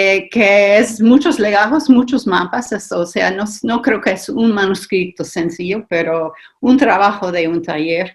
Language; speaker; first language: Spanish; non-native, fluent; English